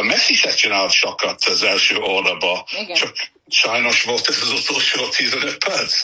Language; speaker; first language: Hungarian; non-native, fluent; English